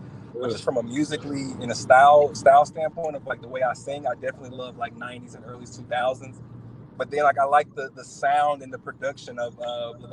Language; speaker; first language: English; native; English